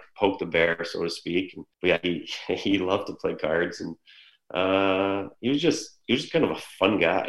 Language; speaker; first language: English; native; English